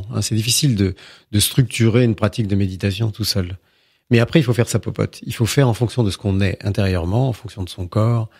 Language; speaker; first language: French; native; French